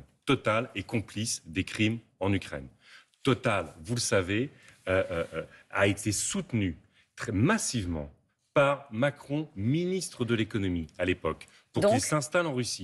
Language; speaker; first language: French; native; French